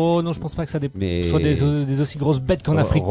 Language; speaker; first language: French; native; French